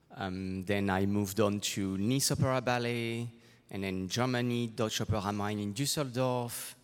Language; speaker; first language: English; non-native, fluent; French